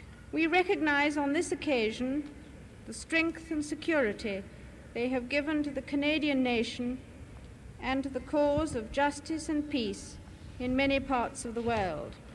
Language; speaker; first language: English; early bilingual, other home language; French